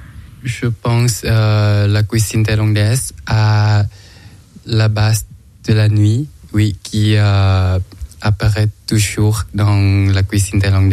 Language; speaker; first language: French; non-native, learner; Thai